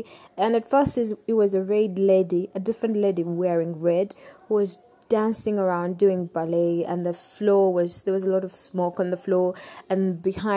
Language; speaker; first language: English; non-native, local second language; Ganda